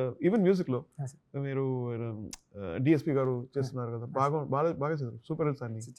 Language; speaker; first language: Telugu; non-native, learner; Tamil